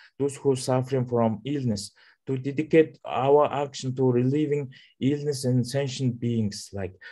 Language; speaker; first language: English; non-native, learner; Mongolian